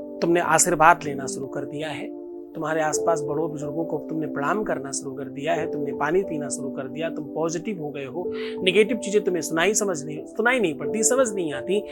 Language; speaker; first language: Hindi; native; Hindi